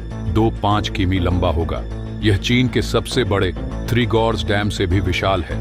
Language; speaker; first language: Hindi; native; Hindi